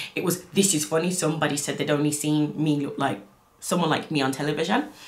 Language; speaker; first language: English; native; English